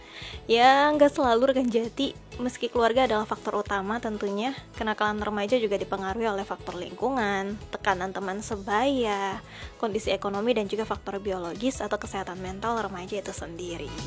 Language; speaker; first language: Indonesian; native; Indonesian